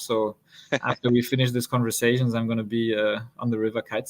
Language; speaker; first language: English; non-native, fluent; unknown